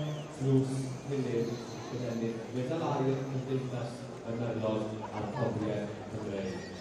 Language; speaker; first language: Welsh; native; Welsh